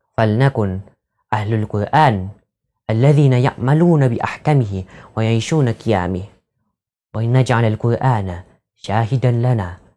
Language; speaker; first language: Arabic; non-native, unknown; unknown